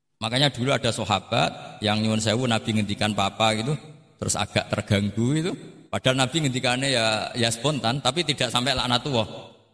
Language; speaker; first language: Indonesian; non-native, local second language; Javanese